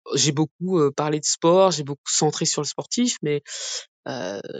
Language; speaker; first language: French; native; French